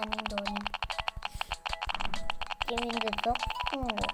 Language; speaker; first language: Turkish; non-native, learner; Kazakh